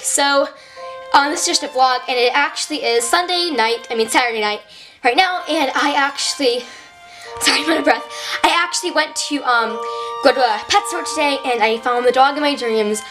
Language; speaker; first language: English; native; English